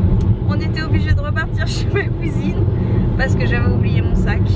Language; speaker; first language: French; native; French